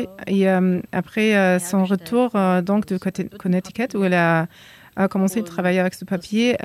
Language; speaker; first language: French; non-native, fluent; German